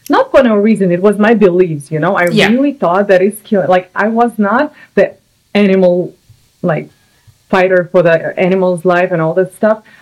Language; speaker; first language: English; non-native, fluent; Russian